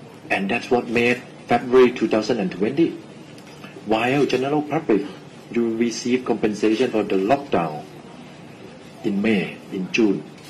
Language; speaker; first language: English; non-native, fluent; Thai